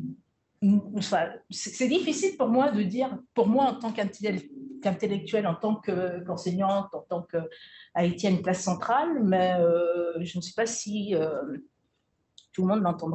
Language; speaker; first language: French; native; French